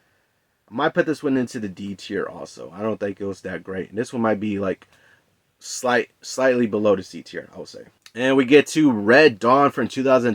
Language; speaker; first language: English; native; English